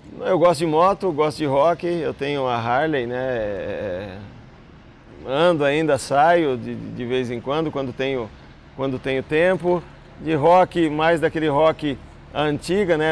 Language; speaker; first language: Portuguese; native; Portuguese